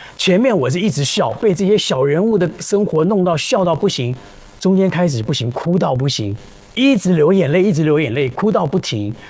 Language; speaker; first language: Chinese; native; Chinese